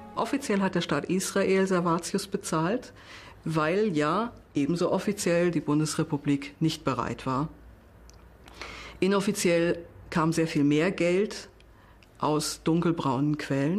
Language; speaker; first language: German; native; German